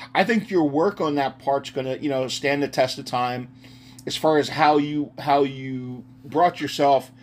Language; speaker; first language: English; native; English